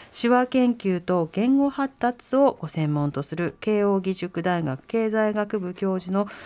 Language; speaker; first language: Japanese; native; Japanese